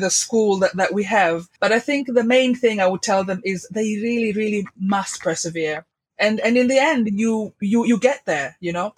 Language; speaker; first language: English; non-native, local second language; Swahili